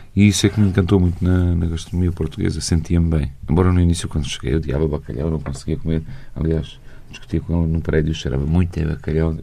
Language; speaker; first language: Portuguese; non-native, fluent; Bosnian